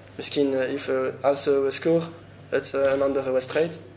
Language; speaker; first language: Dutch; non-native, learner; French